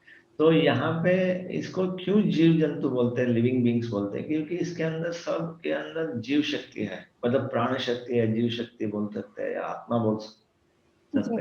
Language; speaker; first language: Hindi; non-native, local second language; Kannada